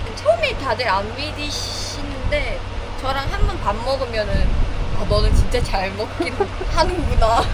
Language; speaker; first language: Korean; non-native, fluent; Uzbek